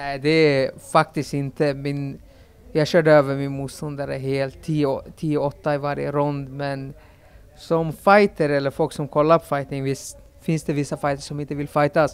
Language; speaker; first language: Swedish; early bilingual, other home language; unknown